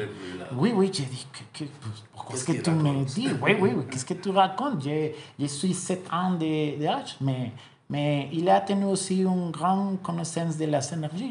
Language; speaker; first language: French; non-native, learner; Spanish